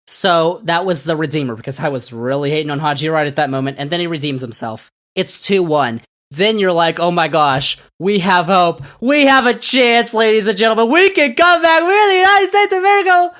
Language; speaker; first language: English; native; English